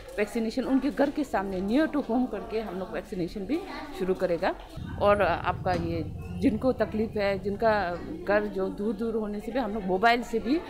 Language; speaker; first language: Hindi; non-native, local second language; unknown